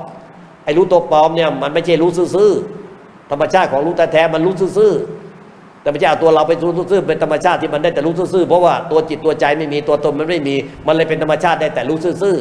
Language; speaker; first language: Thai; native; Thai